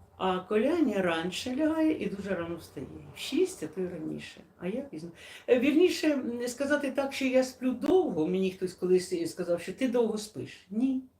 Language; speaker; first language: Ukrainian; non-native, local second language; Russian